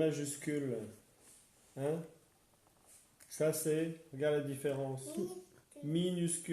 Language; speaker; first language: French; native; French